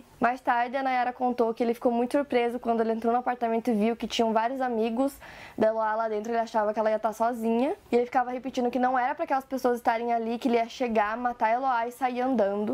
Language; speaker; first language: Portuguese; native; Portuguese